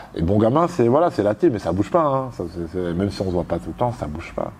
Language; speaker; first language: French; native; French